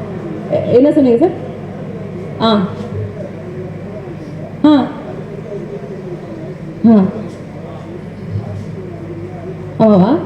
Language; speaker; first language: Tamil; non-native, learner; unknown